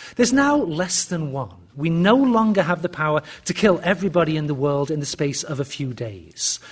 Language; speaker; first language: English; native; English